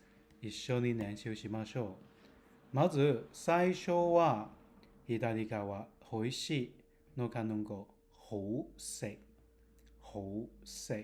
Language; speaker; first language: Japanese; non-native, fluent; Cantonese